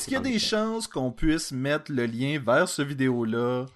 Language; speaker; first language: French; native; French